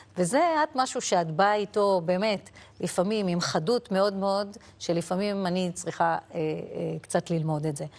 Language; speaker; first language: Hebrew; native; Hebrew